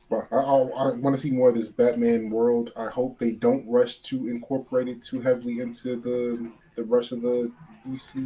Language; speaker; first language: English; native; English